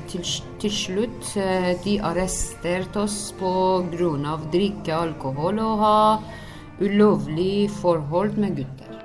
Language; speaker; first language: Norwegian; non-native, learner; Persian